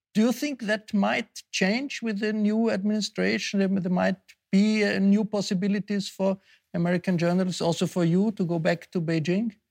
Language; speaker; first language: English; non-native, fluent; German